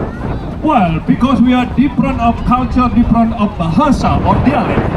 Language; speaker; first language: English; non-native, learner; Indonesian